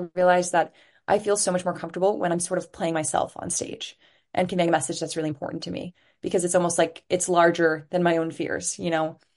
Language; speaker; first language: English; native; English